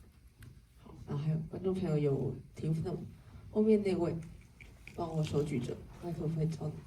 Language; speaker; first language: Chinese; native; Chinese